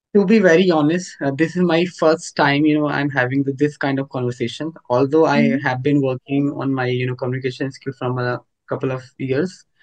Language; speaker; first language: English; non-native, local second language; Hindi